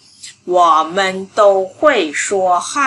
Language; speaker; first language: Chinese; non-native, fluent; Vietnamese